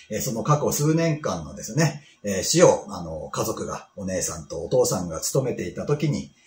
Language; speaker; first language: Japanese; native; Japanese